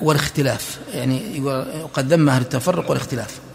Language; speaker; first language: Arabic; native; Arabic